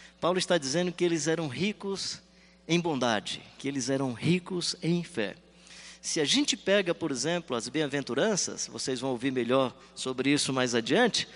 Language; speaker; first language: Portuguese; native; Portuguese